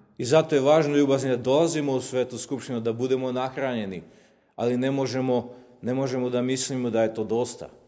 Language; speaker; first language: Serbian; non-native, local second language; Slovak